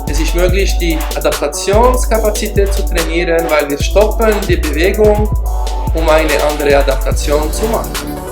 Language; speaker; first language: German; non-native, learner; French